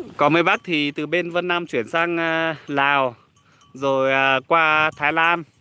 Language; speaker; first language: Vietnamese; non-native, local second language; Iu Mien